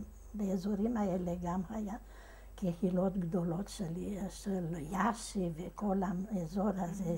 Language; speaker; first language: Hebrew; non-native, fluent; Hungarian